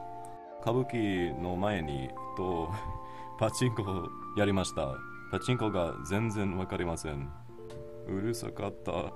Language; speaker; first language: Japanese; non-native, learner; English